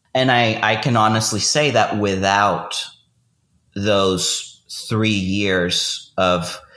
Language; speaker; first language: English; non-native, fluent; Spanish